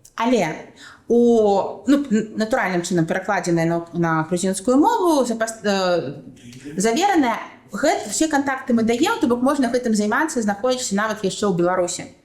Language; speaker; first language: Belarusian; non-native, local second language; Russian